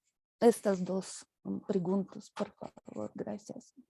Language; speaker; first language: Spanish; non-native, learner; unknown